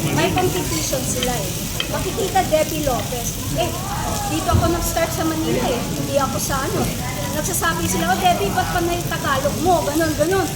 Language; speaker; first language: Filipino; non-native, local second language; Cebuano